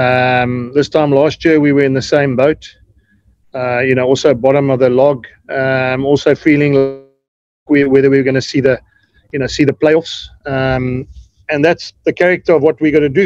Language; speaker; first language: English; native; English